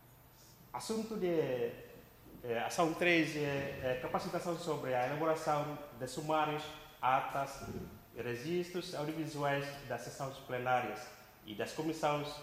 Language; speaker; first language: Portuguese; non-native, local second language; Tetum